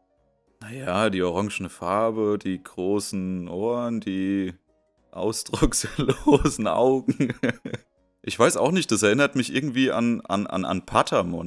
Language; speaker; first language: German; native; German